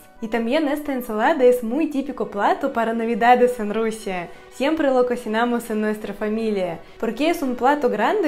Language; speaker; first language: Spanish; non-native, fluent; Russian